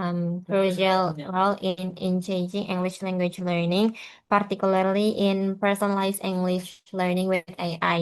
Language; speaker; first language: English; non-native, learner; Indonesian